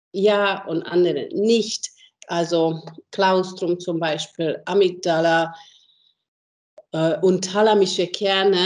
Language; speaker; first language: German; non-native, fluent; Hungarian